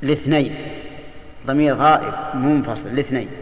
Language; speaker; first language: Arabic; native; Arabic